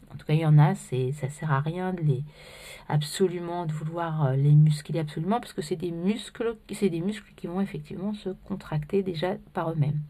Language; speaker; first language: French; native; French